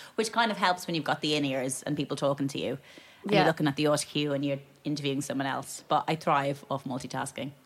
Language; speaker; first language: English; native; English